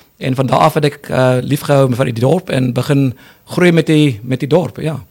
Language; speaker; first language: Afrikaans; non-native, local second language; English